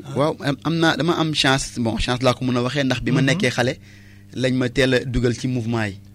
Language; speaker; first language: Wolof; native; Wolof